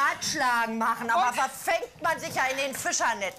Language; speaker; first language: German; native; German